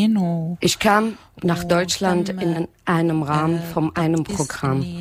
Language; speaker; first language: German; non-native, learner; Arabic